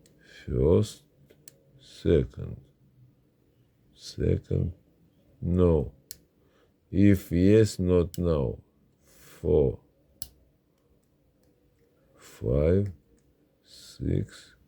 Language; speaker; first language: English; non-native, learner; Russian